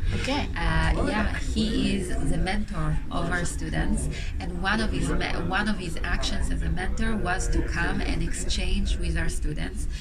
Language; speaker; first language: English; non-native, fluent; Hebrew